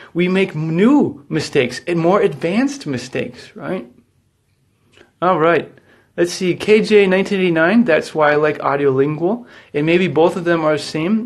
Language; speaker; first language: English; native; English